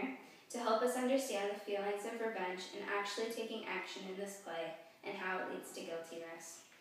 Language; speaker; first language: English; native; English